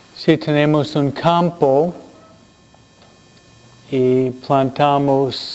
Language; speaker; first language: Spanish; non-native, fluent; English